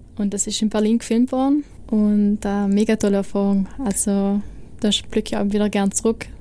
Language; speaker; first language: German; native; German